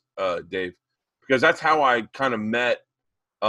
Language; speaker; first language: English; native; English